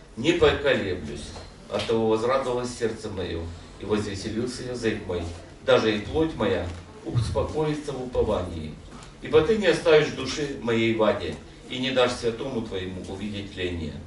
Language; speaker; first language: Russian; non-native, local second language; Ukrainian